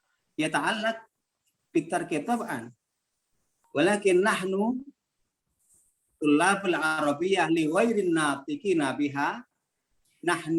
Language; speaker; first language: Arabic; non-native, fluent; Indonesian